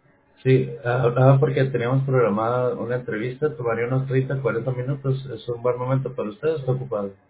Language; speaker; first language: Spanish; native; Spanish